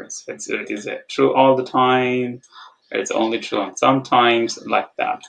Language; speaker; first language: English; non-native, fluent; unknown